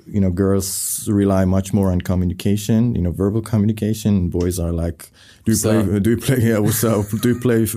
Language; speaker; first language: English; non-native, fluent; Persian